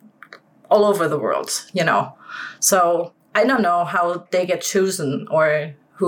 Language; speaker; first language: English; non-native, fluent; German